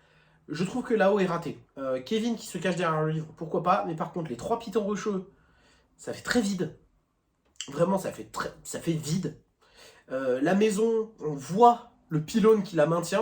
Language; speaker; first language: French; native; French